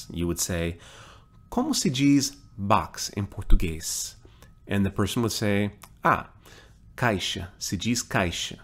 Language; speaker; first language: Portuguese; non-native, fluent; English